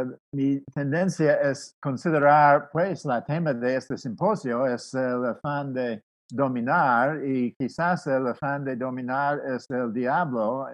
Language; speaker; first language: Spanish; non-native, fluent; English